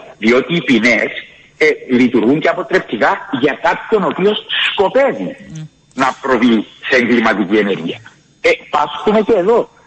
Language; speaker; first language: Greek; native; Greek